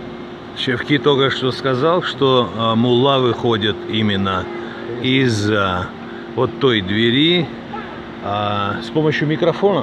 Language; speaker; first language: Russian; native; Russian